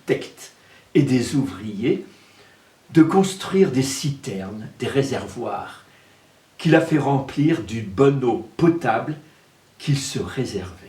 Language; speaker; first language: French; native; French